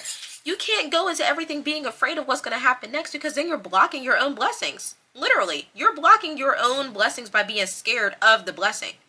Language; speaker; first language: English; native; English